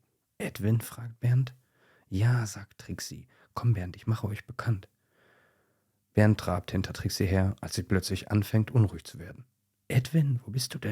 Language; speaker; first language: German; native; German